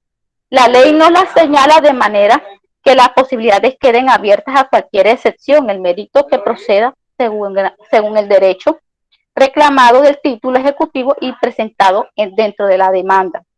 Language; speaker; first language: Spanish; native; Spanish